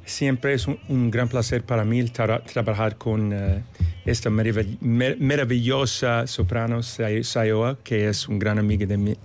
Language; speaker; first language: Spanish; non-native, learner; English